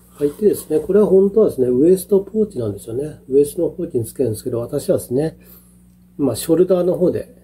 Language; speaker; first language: Japanese; native; Japanese